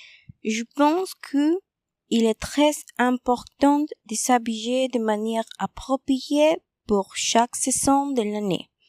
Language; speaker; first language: French; non-native, learner; Spanish